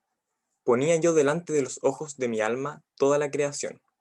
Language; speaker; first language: Spanish; native; Spanish